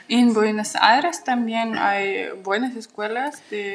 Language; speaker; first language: Spanish; non-native, fluent; Russian